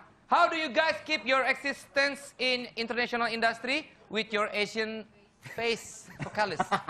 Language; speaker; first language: English; non-native, learner; Indonesian